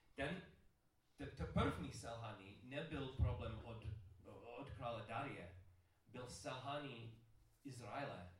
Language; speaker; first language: Czech; non-native, learner; English